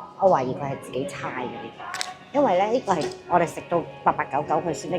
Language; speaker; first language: Cantonese; native; Cantonese